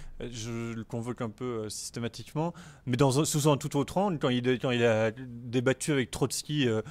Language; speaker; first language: French; native; French